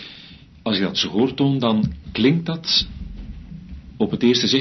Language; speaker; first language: Dutch; native; Dutch